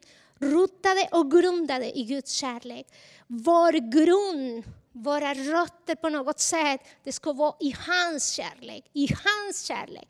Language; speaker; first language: Swedish; non-native, fluent; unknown